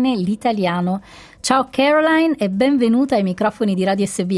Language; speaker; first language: Italian; native; Italian